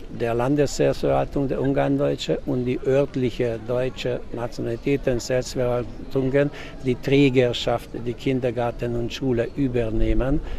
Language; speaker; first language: German; non-native, local second language; Hungarian